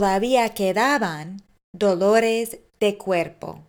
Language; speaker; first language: Spanish; non-native, fluent; English